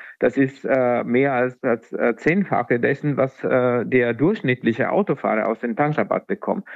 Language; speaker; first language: German; non-native, fluent; Italian